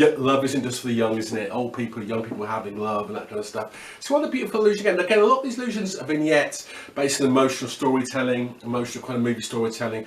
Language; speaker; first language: English; native; English